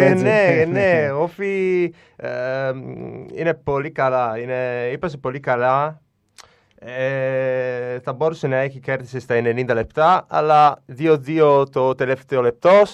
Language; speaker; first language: Greek; non-native, learner; Italian